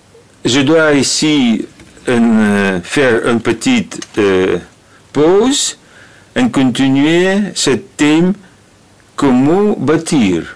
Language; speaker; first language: French; non-native, learner; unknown